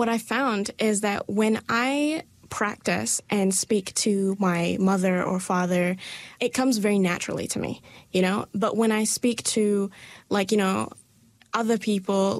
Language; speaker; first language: English; non-native, local second language; Malay